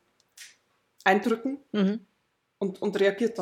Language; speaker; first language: German; native; German